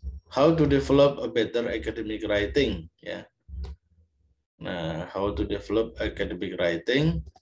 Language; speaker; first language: English; non-native, fluent; Indonesian